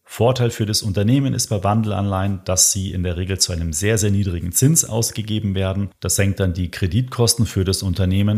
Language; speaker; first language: German; native; German